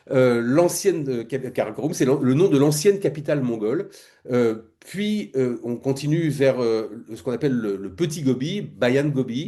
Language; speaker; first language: French; native; French